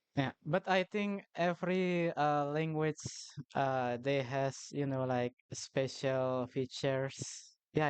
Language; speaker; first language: English; non-native, learner; Indonesian